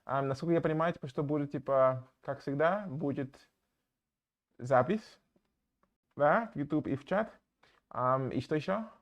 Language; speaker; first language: Russian; non-native, fluent; English